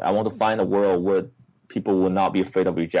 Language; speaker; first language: English; non-native, fluent; Chinese